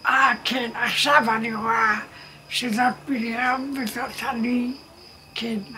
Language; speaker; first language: Hebrew; non-native, fluent; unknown